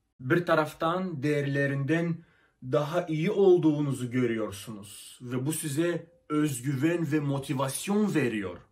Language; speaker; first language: Turkish; non-native, fluent; Russian